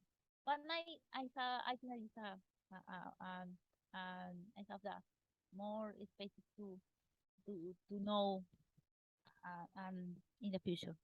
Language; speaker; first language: English; non-native, learner; Spanish